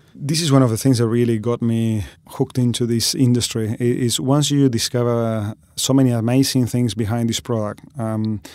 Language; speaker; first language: English; non-native, fluent; Spanish